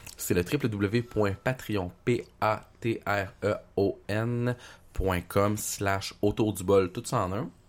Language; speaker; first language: French; native; French